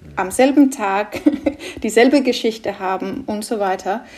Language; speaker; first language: German; non-native, fluent; Norwegian